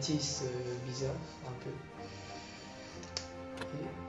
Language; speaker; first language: French; native; French